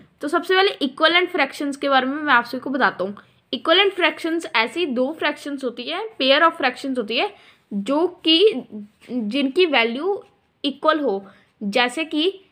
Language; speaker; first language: Hindi; non-native, local second language; Punjabi